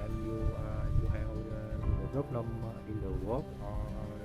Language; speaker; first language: English; non-native, learner; Vietnamese